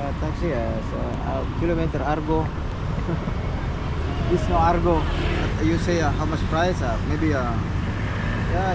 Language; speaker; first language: English; non-native, learner; Indonesian